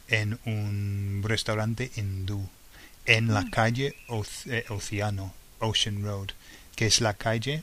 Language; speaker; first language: Spanish; non-native, fluent; English